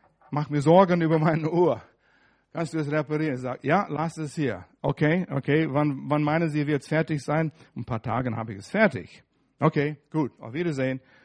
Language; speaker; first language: German; non-native, fluent; English